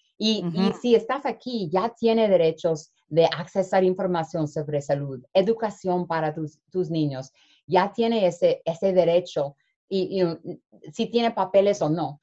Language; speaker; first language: Spanish; early bilingual, heritage; Spanish